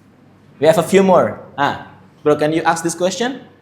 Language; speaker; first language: English; non-native, fluent; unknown